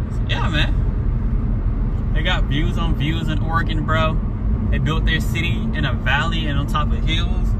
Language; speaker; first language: English; native; English